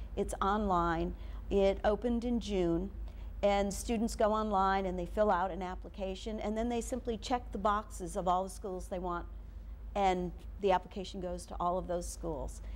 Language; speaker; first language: English; native; English